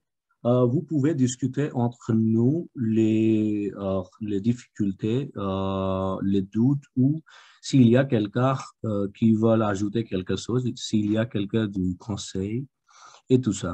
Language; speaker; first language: French; non-native, fluent; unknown